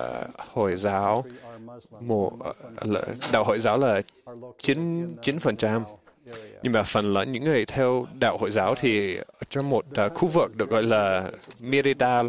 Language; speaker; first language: Vietnamese; non-native, fluent; English